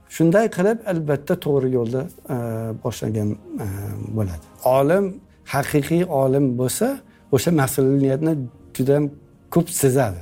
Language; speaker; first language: Uzbek; non-native, fluent; English